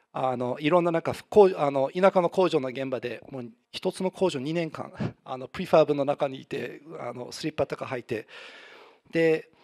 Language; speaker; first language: Japanese; non-native, fluent; English